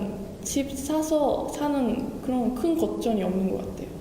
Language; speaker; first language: Korean; non-native, fluent; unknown